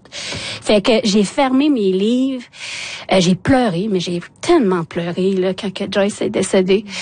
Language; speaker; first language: French; non-native, local second language; Innu-aimun